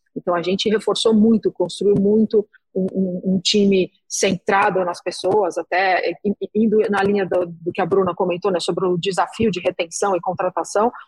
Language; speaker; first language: Portuguese; native; Portuguese